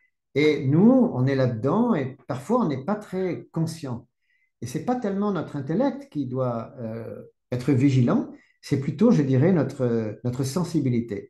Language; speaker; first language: French; native; French